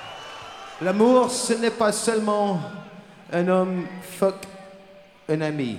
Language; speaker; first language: French; non-native, learner; English